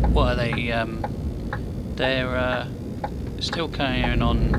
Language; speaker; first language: English; native; English